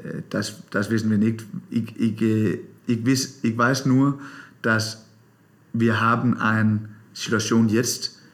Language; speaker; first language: German; non-native, learner; Danish